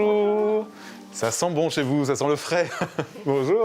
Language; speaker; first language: French; native; French